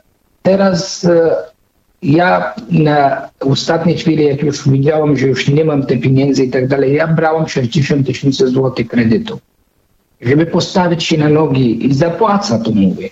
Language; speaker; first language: Polish; non-native, fluent; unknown